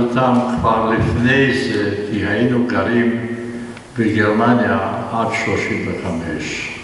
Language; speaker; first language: Hebrew; non-native, fluent; Polish